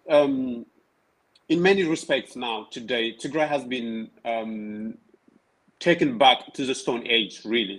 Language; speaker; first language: English; non-native, fluent; Tigrinya